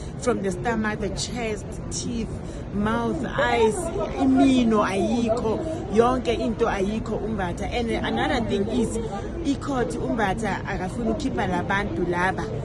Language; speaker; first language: Zulu; native; Zulu